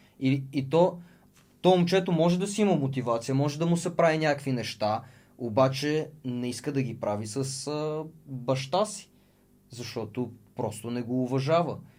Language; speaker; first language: Bulgarian; early bilingual, other home language; Russian